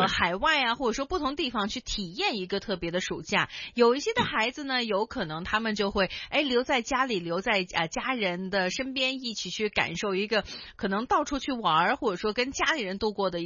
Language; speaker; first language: Chinese; non-native, local second language; Cantonese